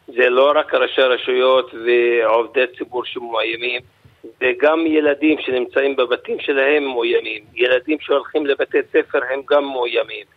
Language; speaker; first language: Hebrew; non-native, local second language; Arabic